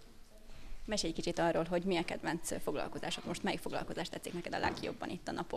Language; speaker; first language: Hungarian; native; Hungarian